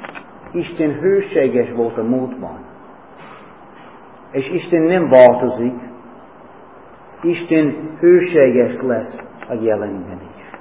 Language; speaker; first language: Hungarian; non-native, fluent; English